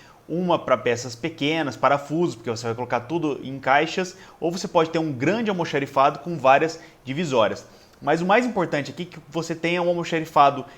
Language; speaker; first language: Portuguese; native; Portuguese